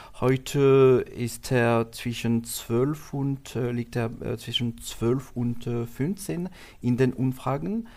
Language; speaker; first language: German; non-native, learner; French